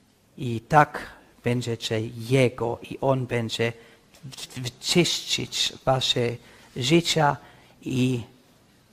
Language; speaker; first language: Polish; non-native, learner; English